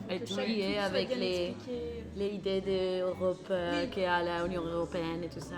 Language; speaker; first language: French; non-native, learner; Spanish